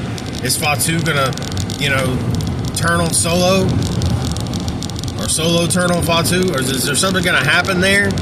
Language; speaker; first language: English; native; English